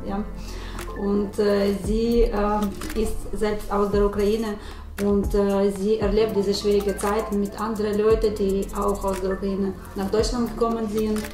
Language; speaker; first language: German; non-native, fluent; Ukrainian